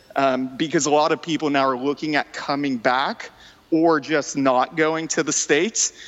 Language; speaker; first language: English; non-native, fluent; French